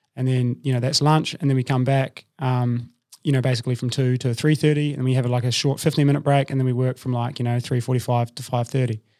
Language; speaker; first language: English; native; English